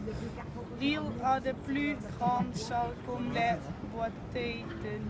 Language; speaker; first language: French; non-native, learner; Dutch